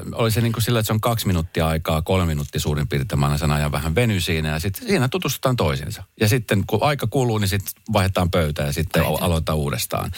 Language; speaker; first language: Finnish; native; Finnish